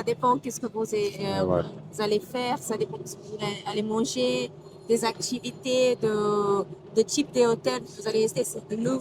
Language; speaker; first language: French; non-native, fluent; Portuguese